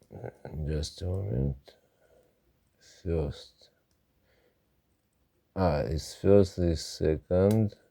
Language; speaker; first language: English; non-native, learner; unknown